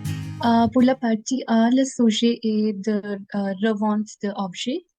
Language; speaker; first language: French; non-native, learner; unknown